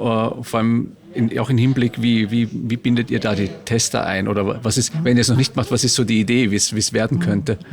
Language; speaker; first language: German; native; German